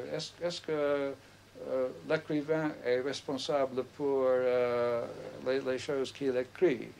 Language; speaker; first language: French; non-native, fluent; English